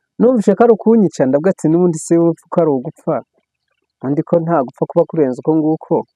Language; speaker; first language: Kinyarwanda; early bilingual, heritage; Kinyarwanda